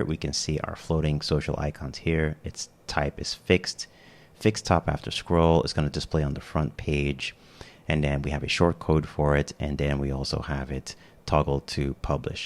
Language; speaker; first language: English; native; English